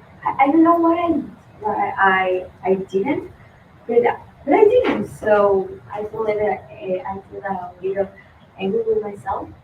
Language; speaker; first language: English; non-native, learner; Spanish